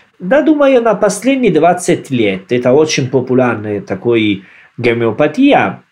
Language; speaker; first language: Russian; non-native, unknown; Italian